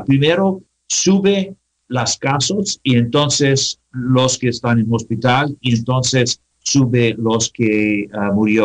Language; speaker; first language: Spanish; non-native, learner; English